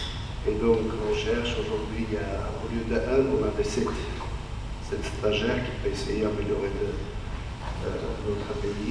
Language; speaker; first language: French; non-native, fluent; Armenian